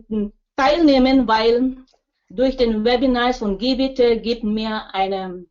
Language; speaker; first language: German; non-native, learner; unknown